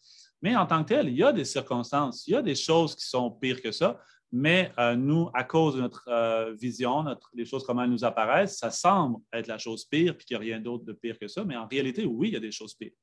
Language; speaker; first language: French; native; French